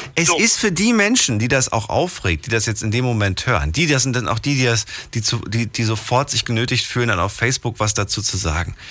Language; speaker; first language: German; native; German